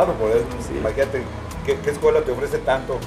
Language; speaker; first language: Spanish; native; Spanish